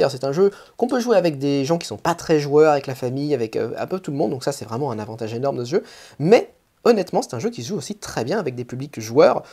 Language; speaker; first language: French; native; French